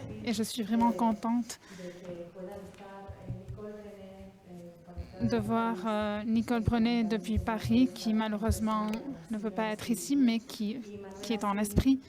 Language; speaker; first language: French; non-native, fluent; Spanish